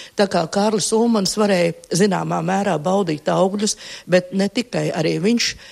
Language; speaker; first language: Latvian; native; Latvian